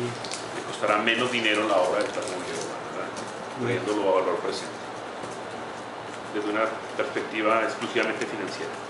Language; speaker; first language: Spanish; native; Spanish